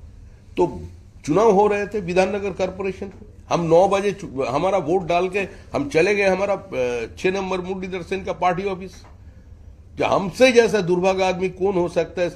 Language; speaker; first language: Hindi; non-native, local second language; Bangla